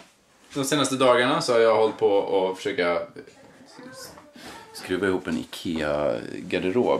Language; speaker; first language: Swedish; native; Swedish